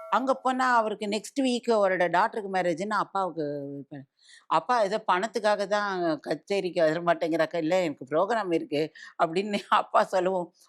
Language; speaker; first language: Tamil; native; Tamil